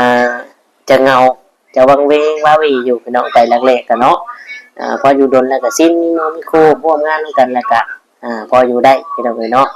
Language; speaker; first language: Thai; non-native, local second language; Lao